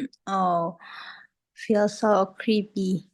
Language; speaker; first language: English; non-native, learner; Indonesian